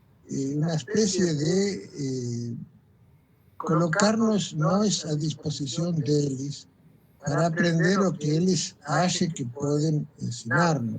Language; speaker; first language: Portuguese; non-native, fluent; Spanish